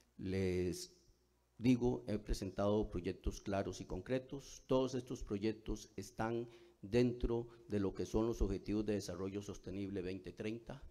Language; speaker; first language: Spanish; native; Spanish